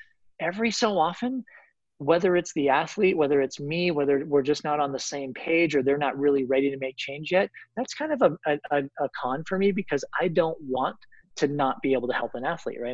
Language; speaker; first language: English; native; English